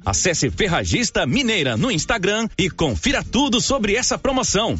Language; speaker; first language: Portuguese; native; Portuguese